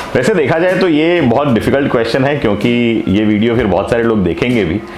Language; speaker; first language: Hindi; non-native, local second language; Gujarati